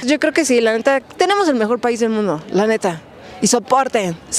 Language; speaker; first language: Spanish; native; Spanish